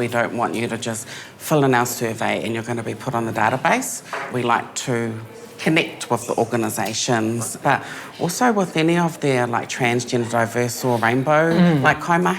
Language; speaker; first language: English; native; English